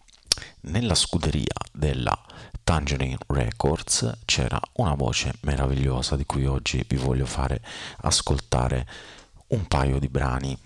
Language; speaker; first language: Italian; native; Italian